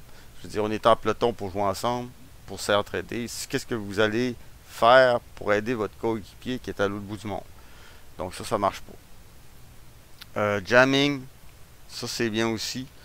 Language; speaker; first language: French; native; French